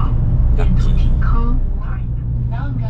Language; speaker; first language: Japanese; native; Japanese